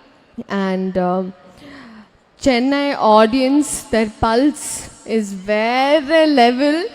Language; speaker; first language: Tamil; non-native, learner; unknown